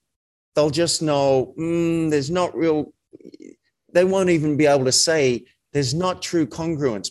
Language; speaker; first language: English; native; English